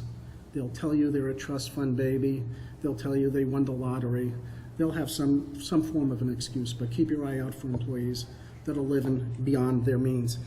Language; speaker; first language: English; native; English